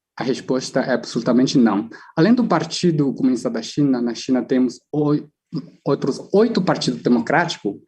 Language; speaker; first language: Portuguese; non-native, fluent; Chinese